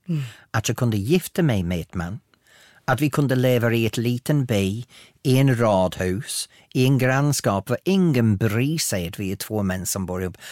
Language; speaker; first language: Swedish; non-native, fluent; English